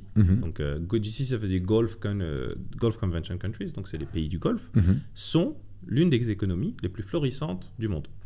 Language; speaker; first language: French; non-native, local second language; Arabic